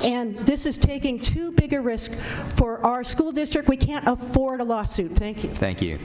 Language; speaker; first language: English; native; English